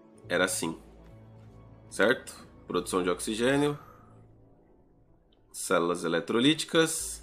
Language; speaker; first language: Portuguese; native; Portuguese